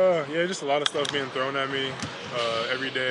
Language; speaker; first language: English; native; English